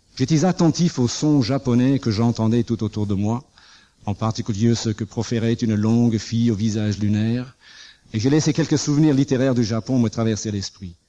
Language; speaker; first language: French; non-native, fluent; English